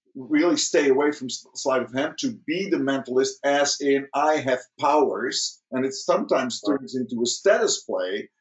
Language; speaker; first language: English; early bilingual, other home language; Dutch